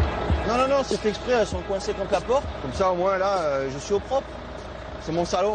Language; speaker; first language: French; native; French